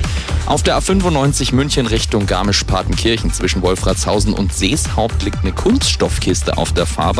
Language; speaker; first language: German; native; German